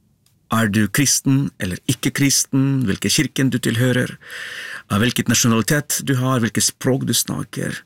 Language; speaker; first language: Norwegian; non-native, learner; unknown